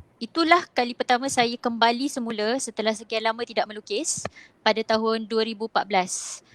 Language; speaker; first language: Malay; native; Malay